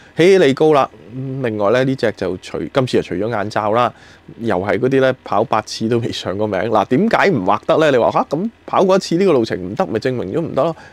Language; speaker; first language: Chinese; non-native, local second language; Cantonese